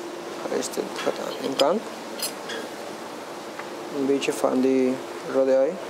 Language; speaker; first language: Dutch; non-native, learner; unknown